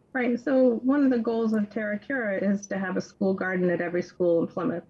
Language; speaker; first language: English; native; English